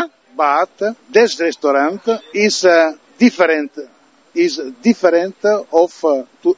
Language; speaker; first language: English; non-native, learner; Italian